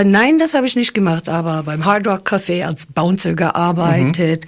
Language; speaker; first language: German; non-native, fluent; English